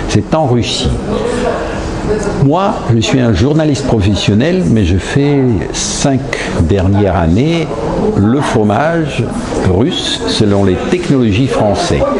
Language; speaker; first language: French; non-native, fluent; Russian